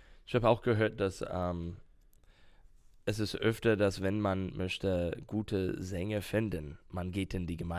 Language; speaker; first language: German; non-native, learner; English